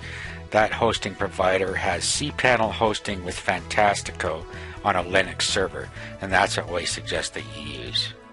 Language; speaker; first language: English; native; English